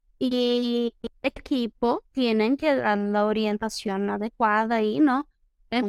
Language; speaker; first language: Spanish; non-native, fluent; Portuguese